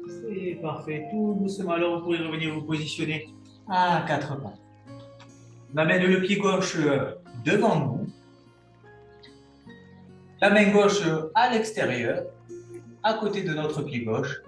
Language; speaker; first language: French; native; French